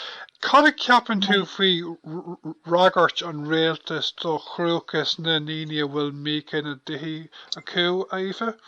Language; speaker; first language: Irish; non-native, local second language; English